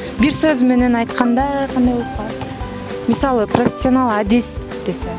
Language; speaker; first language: Kyrgyz; native; Kyrgyz